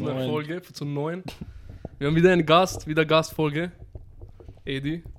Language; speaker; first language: German; native; German